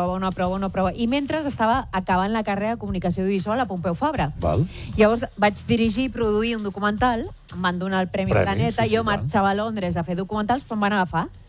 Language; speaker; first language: Catalan; non-native, local second language; Spanish